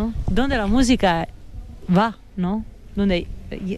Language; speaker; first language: Spanish; non-native, fluent; Italian